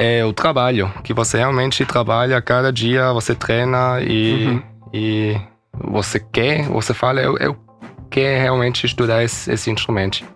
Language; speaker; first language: Portuguese; early bilingual, heritage; German